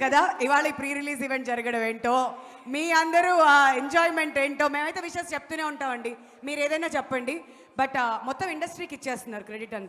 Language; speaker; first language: Telugu; native; Telugu